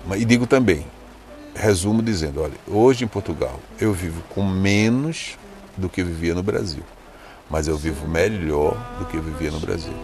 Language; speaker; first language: Portuguese; native; Portuguese